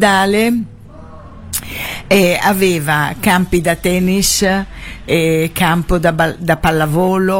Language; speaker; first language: Italian; non-native, fluent; Arabic